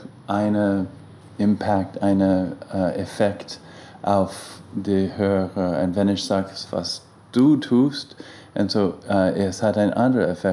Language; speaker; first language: German; non-native, learner; English